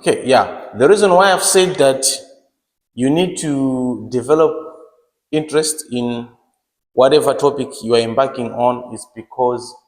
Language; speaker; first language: English; non-native, local second language; Nyanja